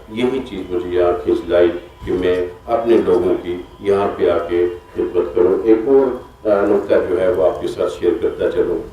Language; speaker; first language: Urdu; non-native, local second language; Kashmiri